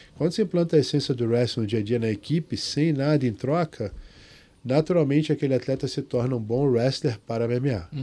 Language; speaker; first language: Portuguese; non-native, fluent; Arabic